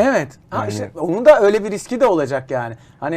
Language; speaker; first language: Turkish; native; Turkish